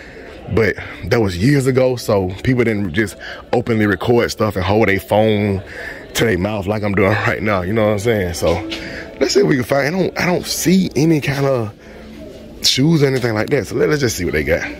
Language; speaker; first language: English; native; English